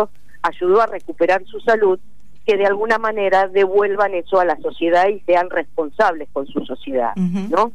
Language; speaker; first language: Spanish; native; Spanish